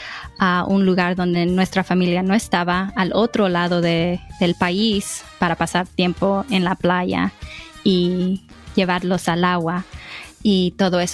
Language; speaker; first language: Spanish; early bilingual, heritage; English